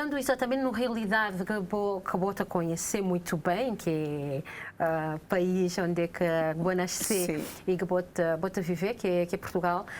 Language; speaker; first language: Portuguese; non-native, local second language; Kabuverdianu